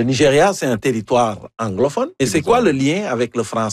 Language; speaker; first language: French; native; French